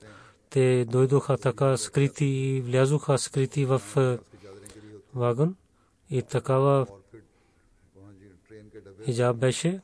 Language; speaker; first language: Bulgarian; non-native, learner; Urdu